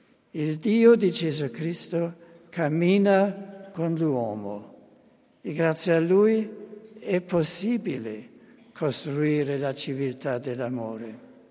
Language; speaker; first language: Italian; non-native, fluent; German